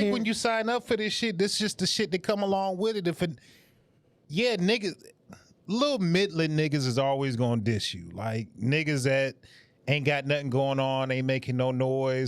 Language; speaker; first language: English; native; English